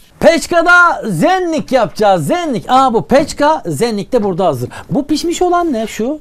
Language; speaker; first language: Turkish; native; Turkish